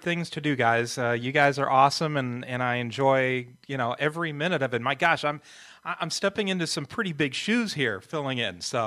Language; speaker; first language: English; early bilingual, other home language; Italian